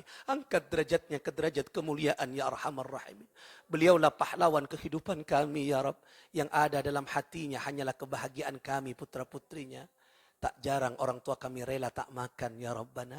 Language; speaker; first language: Indonesian; non-native, local second language; Madurese